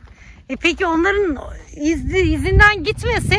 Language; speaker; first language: Turkish; native; Turkish